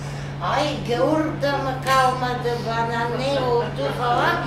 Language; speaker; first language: Turkish; non-native, fluent; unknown